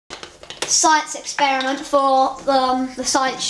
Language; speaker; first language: English; native; English